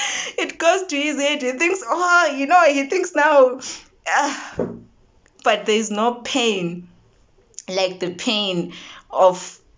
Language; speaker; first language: English; non-native, local second language; Zulu